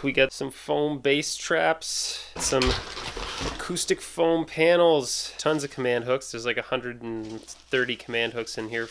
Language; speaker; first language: English; native; English